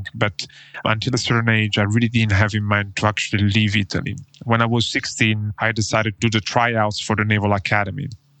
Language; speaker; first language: English; non-native, fluent; Italian